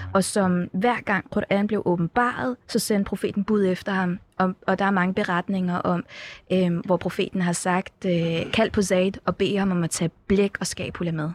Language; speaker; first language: Danish; native; Danish